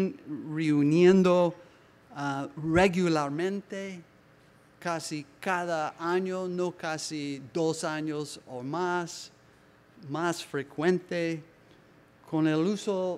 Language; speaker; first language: Spanish; non-native, learner; English